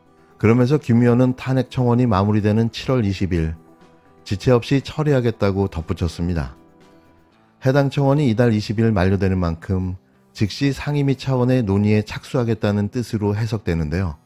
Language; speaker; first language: Korean; native; Korean